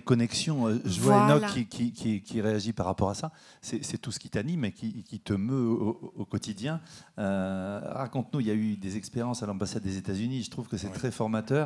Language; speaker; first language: French; native; French